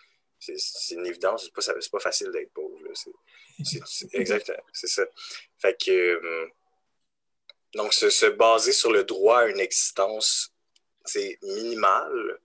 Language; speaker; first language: French; native; French